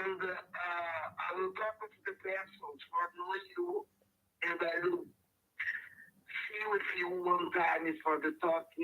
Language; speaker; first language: English; non-native, learner; Portuguese